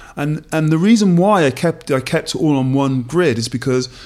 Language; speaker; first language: English; native; English